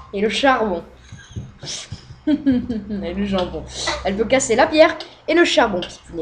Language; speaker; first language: French; native; French